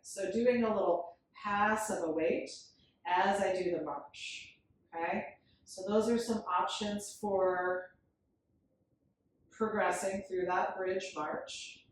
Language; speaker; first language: English; native; English